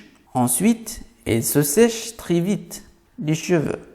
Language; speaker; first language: French; non-native, fluent; Arabic